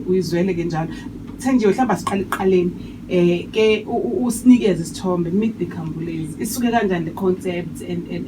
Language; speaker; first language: Zulu; native; Zulu